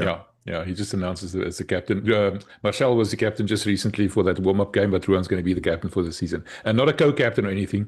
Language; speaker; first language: English; non-native, local second language; Afrikaans